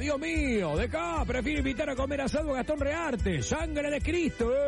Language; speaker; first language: Spanish; native; Spanish